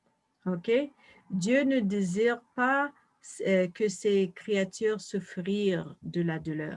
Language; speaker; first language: French; non-native, fluent; English